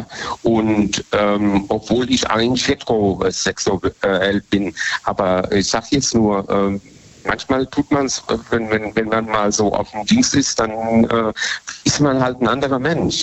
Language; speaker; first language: German; native; German